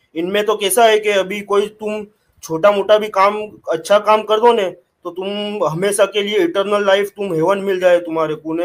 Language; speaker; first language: Hindi; non-native, local second language; Gujarati